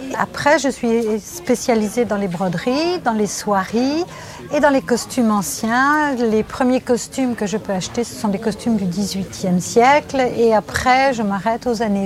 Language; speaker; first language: French; native; French